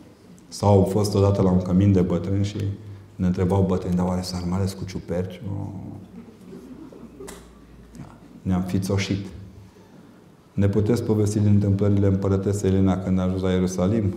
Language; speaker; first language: Romanian; native; Romanian